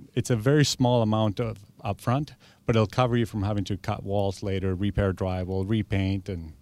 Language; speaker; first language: English; early bilingual, other home language; Spanish